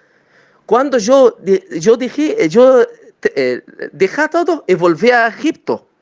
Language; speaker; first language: Spanish; non-native, learner; Arabic